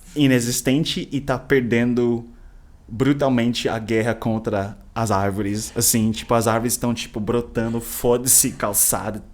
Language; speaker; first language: Portuguese; non-native, fluent; English